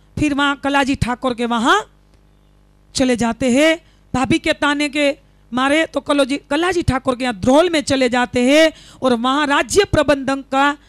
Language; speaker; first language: Hindi; non-native, local second language; Gujarati